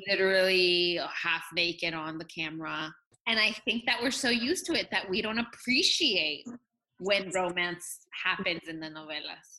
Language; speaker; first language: English; early bilingual, other home language; Spanish